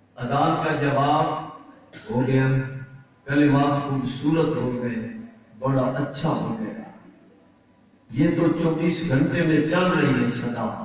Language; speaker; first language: Urdu; non-native, local second language; Punjabi